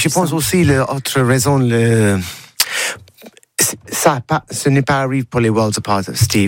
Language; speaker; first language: French; non-native, learner; English